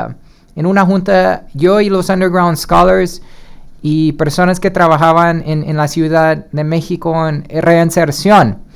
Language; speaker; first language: Spanish; early bilingual, heritage; Spanish